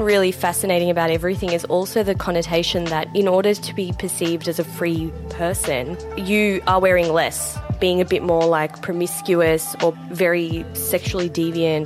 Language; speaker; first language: English; non-native, local second language; Memoni